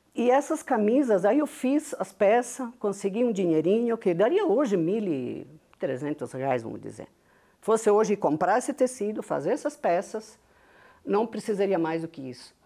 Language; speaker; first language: Portuguese; non-native, local second language; Venetian